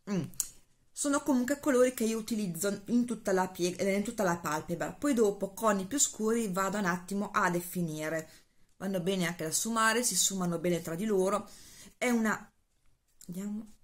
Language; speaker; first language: Italian; native; Italian